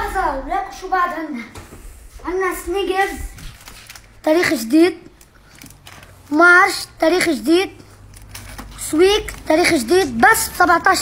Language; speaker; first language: Arabic; native; Arabic